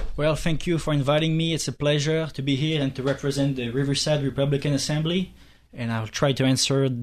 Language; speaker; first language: English; non-native, fluent; French